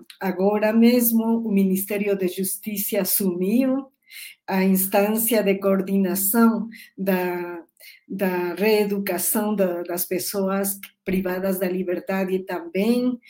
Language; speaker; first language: Portuguese; non-native, learner; Spanish